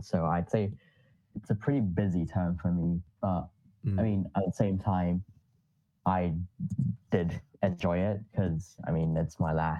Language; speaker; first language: English; non-native, local second language; Cantonese